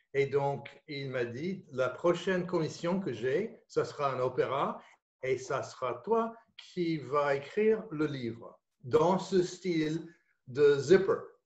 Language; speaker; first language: French; non-native, fluent; English